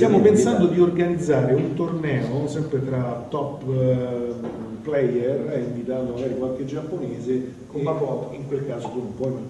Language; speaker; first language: Italian; native; Italian